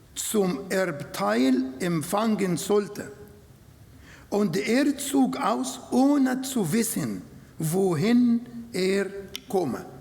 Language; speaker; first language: German; non-native, learner; Arabic